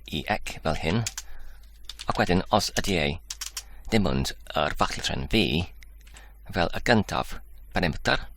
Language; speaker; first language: Welsh; non-native, learner; English